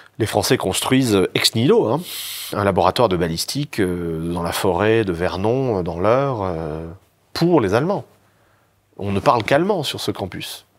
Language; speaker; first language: French; native; French